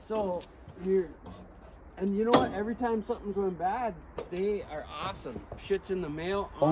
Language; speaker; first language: English; native; English